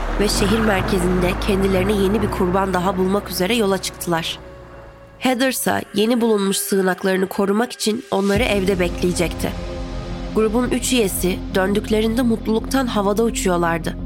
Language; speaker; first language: Turkish; native; Turkish